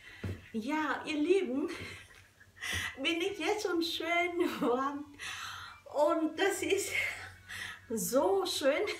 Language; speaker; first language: German; non-native, learner; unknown